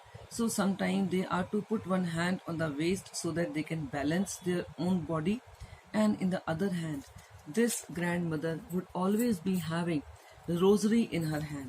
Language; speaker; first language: English; non-native, local second language; Hindi